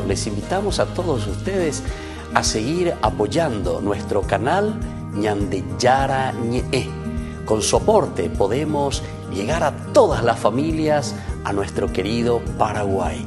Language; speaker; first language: Spanish; native; Spanish